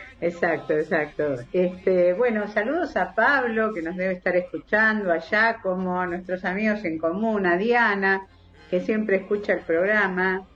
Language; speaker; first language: Spanish; native; Spanish